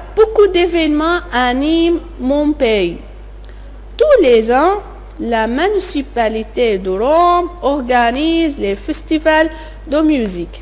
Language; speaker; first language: French; non-native, fluent; Arabic